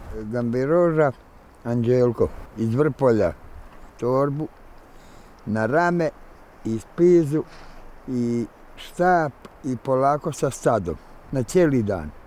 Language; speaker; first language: Bosnian; native; Bosnian